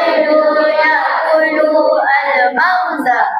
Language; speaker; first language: Arabic; non-native, learner; Malay